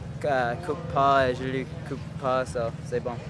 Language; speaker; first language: French; non-native, learner; English